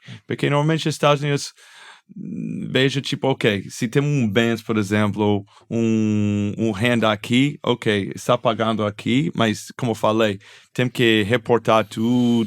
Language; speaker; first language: Portuguese; non-native, fluent; English